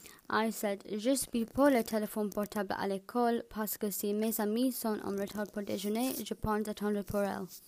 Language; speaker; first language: French; non-native, learner; English